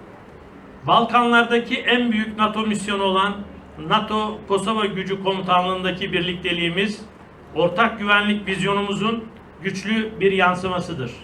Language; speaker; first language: Turkish; native; Turkish